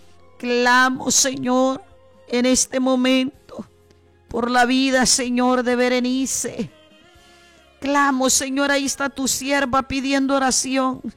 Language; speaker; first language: Spanish; native; Spanish